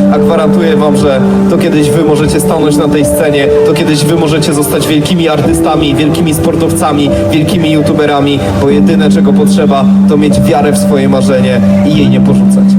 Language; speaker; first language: Polish; native; Polish